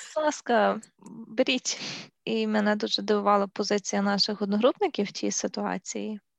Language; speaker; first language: Ukrainian; native; Ukrainian